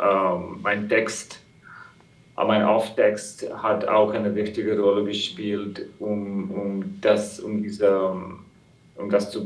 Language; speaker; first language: German; non-native, fluent; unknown